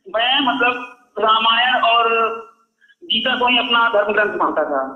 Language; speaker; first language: Hindi; native; Hindi